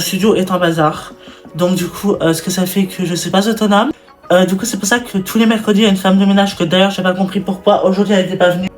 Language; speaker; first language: French; native; French